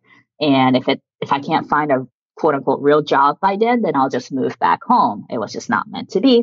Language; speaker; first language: English; early bilingual, other home language; Japanese